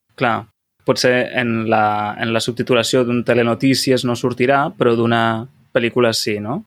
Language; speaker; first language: Catalan; native; Catalan